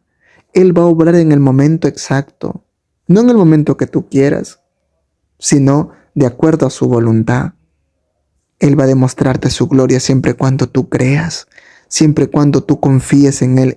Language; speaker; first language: Spanish; native; Spanish